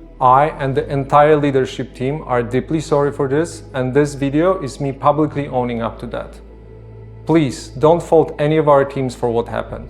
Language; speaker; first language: English; non-native, fluent; Polish